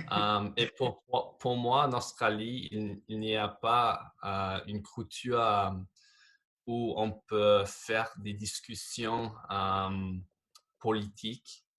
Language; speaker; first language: French; non-native, fluent; English